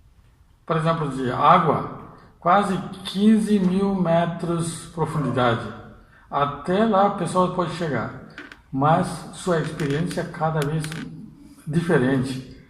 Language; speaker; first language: Portuguese; non-native, fluent; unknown